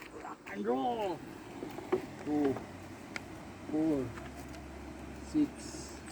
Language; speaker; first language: English; non-native, local second language; Filipino